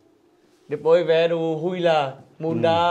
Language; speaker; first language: Portuguese; non-native, local second language; Vietnamese